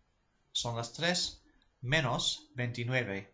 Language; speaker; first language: Spanish; non-native, fluent; English